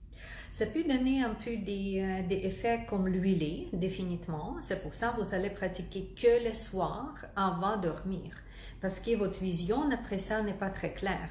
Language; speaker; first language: French; non-native, fluent; Russian